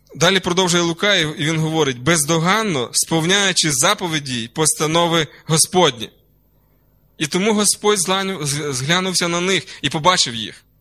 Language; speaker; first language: Ukrainian; non-native, local second language; Russian